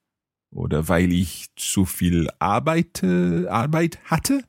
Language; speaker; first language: German; non-native, fluent; English